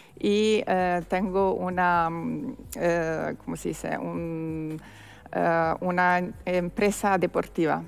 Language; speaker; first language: Spanish; non-native, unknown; Italian